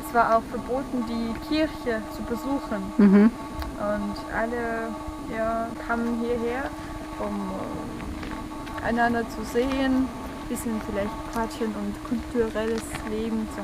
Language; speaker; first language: German; non-native, fluent; Russian